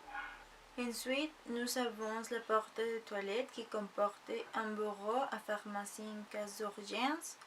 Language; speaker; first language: French; non-native, learner; Spanish